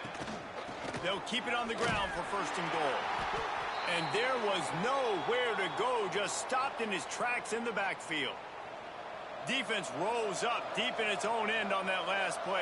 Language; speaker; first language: English; native; English